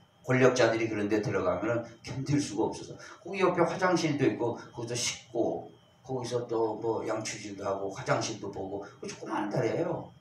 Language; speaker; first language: Korean; native; Korean